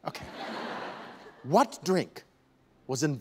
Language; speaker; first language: English; native; English